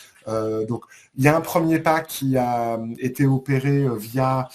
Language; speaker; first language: French; native; French